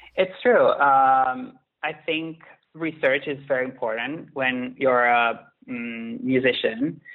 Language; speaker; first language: English; non-native, fluent; Italian